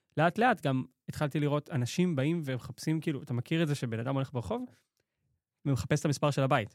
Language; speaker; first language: Hebrew; native; Hebrew